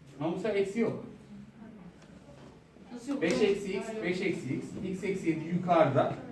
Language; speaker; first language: Turkish; native; Turkish